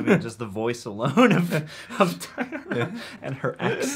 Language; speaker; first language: English; native; English